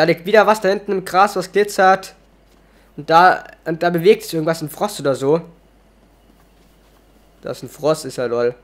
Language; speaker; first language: German; native; German